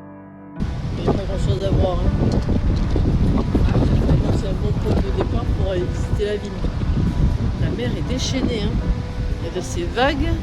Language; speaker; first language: French; native; French